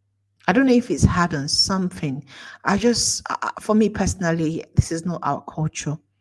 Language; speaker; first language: English; non-native, local second language; Igbo